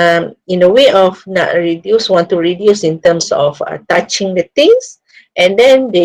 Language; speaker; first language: English; non-native, local second language; Malay